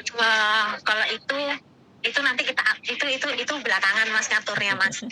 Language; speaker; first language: Indonesian; non-native, local second language; Javanese